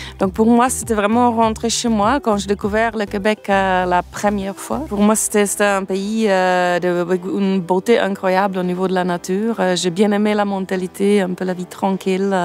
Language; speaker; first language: French; non-native, fluent; German